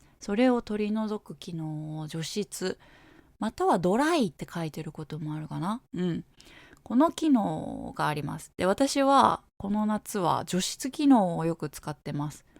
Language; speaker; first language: Japanese; native; Japanese